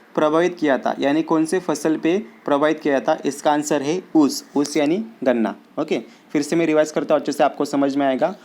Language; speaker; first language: Hindi; non-native, local second language; Marathi